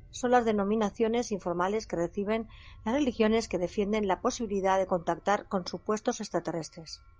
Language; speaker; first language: Spanish; native; Spanish